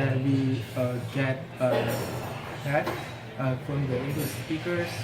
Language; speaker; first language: English; non-native, learner; Korean